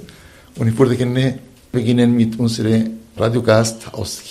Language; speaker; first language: German; non-native, fluent; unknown